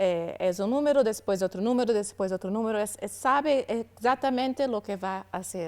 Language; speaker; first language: Spanish; non-native, learner; Portuguese